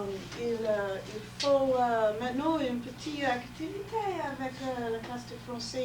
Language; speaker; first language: French; non-native, fluent; English